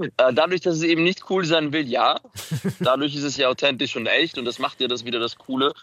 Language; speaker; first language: German; early bilingual, other home language; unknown